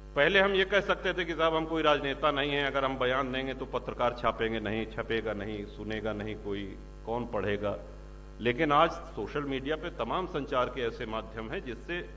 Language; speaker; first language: Hindi; native; Hindi